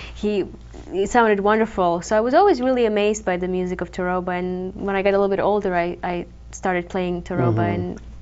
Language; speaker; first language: English; non-native, fluent; Croatian